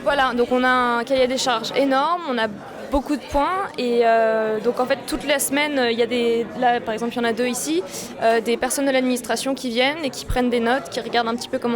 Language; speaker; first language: French; native; French